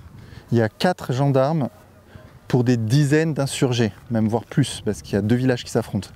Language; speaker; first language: French; native; French